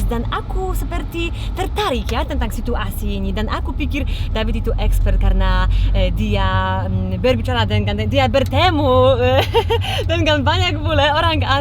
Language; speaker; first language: Indonesian; non-native, fluent; Polish